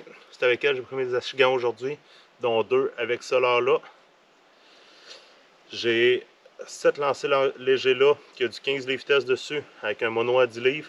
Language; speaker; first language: French; native; French